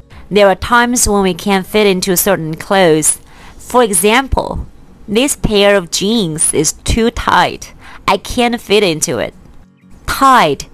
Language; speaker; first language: English; non-native, fluent; Chinese